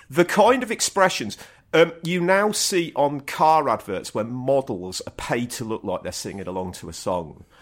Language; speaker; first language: English; native; English